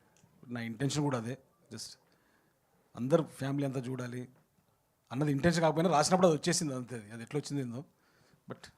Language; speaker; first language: Telugu; native; Telugu